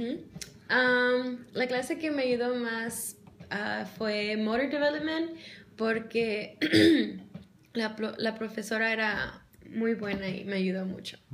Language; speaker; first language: Spanish; early bilingual, heritage; Spanish